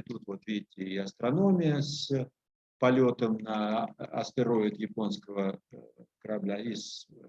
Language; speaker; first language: Russian; native; Russian